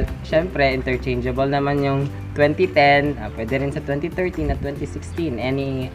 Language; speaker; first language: English; non-native, local second language; Cebuano